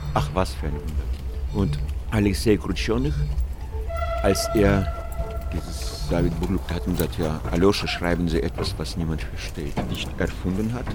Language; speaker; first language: German; non-native, fluent; Russian